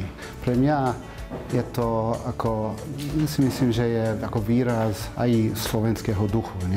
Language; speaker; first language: Slovak; non-native, fluent; English